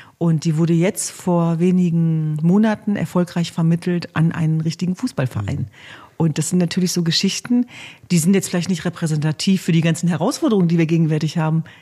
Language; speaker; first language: German; early bilingual, other home language; Kurdish